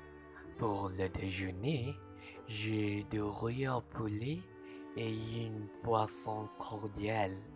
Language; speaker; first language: French; non-native, learner; Malay